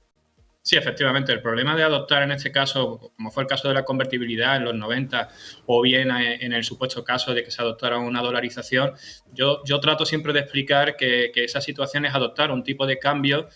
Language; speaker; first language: Spanish; native; Spanish